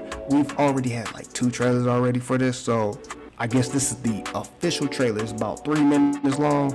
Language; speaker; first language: English; native; English